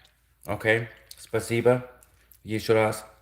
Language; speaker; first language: Russian; non-native, learner; English